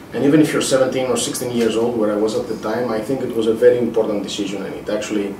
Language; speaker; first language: English; non-native, fluent; Greek